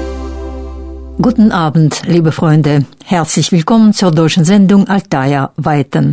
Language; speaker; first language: German; non-native, fluent; Russian